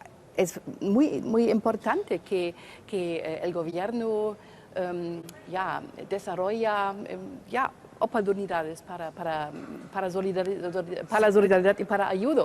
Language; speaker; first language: Spanish; non-native, fluent; German